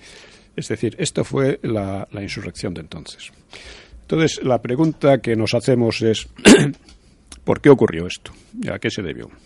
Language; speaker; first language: Spanish; native; Spanish